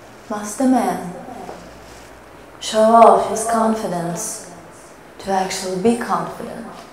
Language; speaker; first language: English; non-native, fluent; Russian